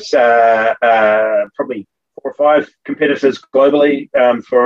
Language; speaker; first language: English; native; English